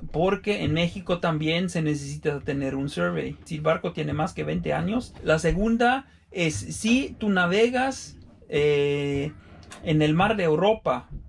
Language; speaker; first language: Spanish; non-native, fluent; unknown